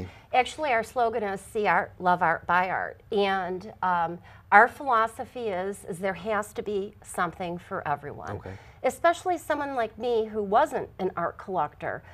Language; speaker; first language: English; native; English